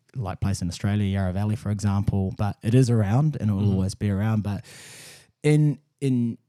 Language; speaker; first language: English; native; English